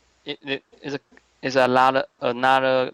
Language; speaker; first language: English; non-native, learner; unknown